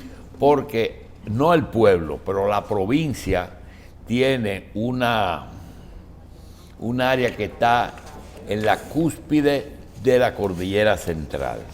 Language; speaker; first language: Spanish; native; Spanish